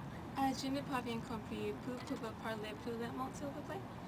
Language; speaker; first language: French; non-native, learner; English